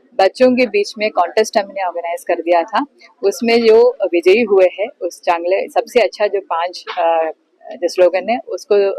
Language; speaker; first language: Hindi; non-native, local second language; Marathi